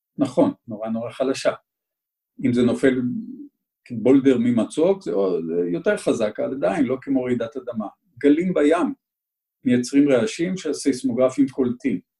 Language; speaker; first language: Hebrew; native; Hebrew